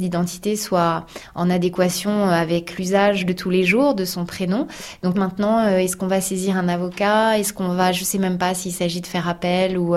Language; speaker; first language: French; native; French